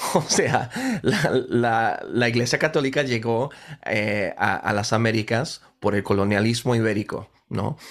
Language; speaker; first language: Spanish; early bilingual, heritage; Spanish